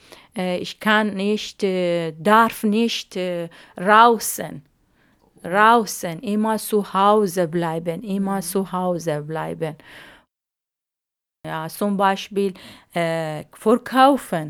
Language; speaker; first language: German; non-native, learner; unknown